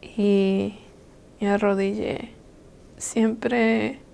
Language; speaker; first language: Spanish; early bilingual, other home language; English